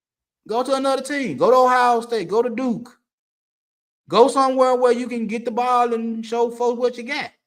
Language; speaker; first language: English; native; English